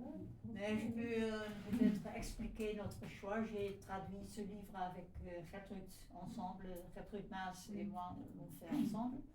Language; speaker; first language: French; non-native, fluent; Dutch